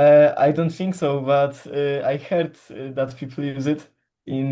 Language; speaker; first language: English; non-native, learner; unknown